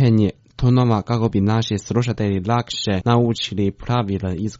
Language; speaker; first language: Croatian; non-native, fluent; Chinese